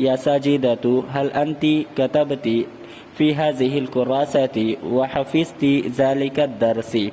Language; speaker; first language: Arabic; non-native, fluent; Urdu